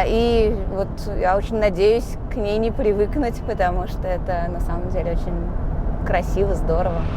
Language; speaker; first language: Russian; native; Russian